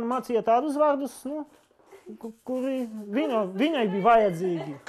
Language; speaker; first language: Latvian; non-native, learner; Polish